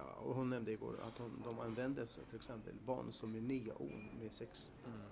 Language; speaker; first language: Swedish; non-native, fluent; Arabic